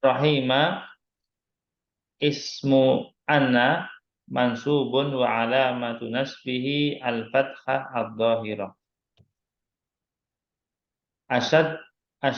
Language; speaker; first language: Arabic; non-native, fluent; Indonesian